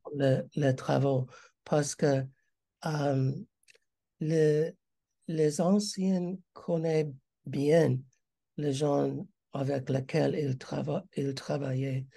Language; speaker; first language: French; non-native, learner; English